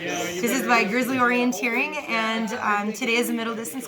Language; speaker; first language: English; native; English